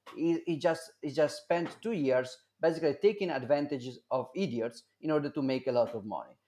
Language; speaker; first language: English; non-native, fluent; Italian